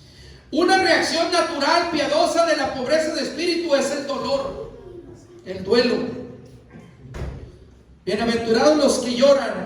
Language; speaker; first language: Spanish; native; Spanish